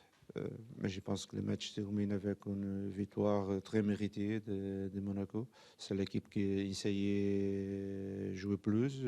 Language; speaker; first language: French; non-native, fluent; Portuguese